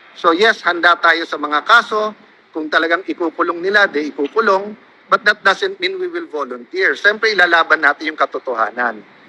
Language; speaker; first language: Filipino; native; Filipino